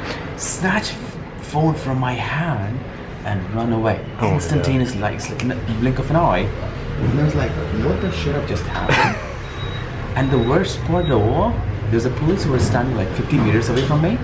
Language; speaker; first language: English; non-native, fluent; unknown